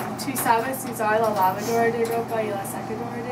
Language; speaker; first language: Spanish; non-native, learner; English